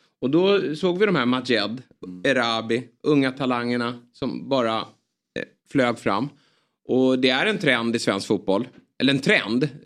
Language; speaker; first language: Swedish; native; Swedish